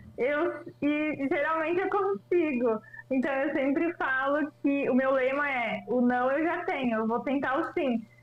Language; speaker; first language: Portuguese; native; Portuguese